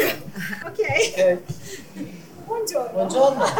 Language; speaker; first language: Italian; non-native, learner; English